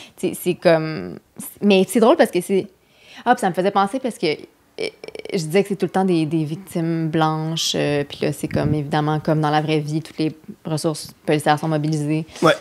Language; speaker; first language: French; native; French